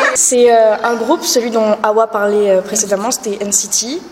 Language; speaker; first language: French; native; French